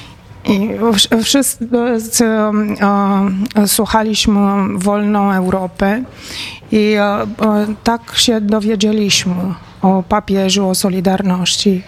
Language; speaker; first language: Polish; non-native, fluent; Romanian